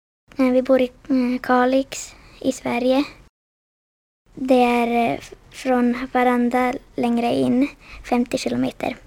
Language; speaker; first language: Swedish; early bilingual, other home language; Finnish